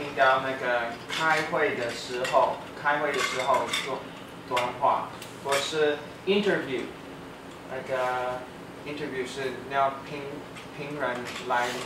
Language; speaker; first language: Chinese; non-native, fluent; English